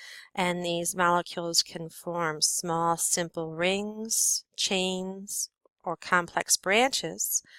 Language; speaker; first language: English; native; English